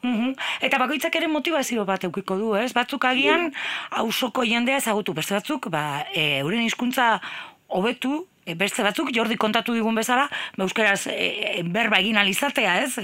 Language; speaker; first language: Basque; native; Basque